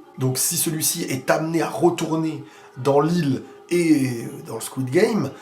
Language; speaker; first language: French; native; French